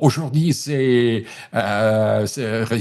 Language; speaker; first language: French; non-native, fluent; Russian